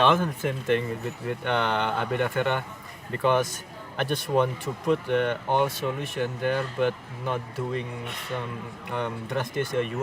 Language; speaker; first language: English; non-native, fluent; Indonesian